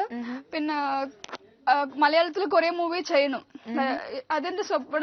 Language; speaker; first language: Malayalam; non-native, learner; Tamil